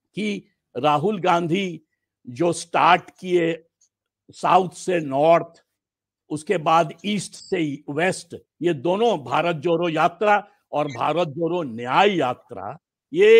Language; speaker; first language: Hindi; native; Hindi